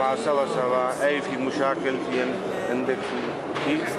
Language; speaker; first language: Arabic; non-native, learner; Urdu